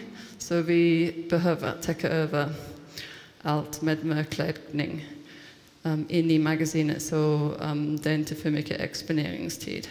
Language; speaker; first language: Swedish; non-native, fluent; English